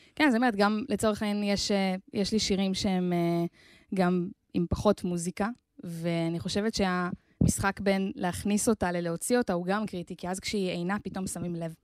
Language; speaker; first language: Hebrew; native; Hebrew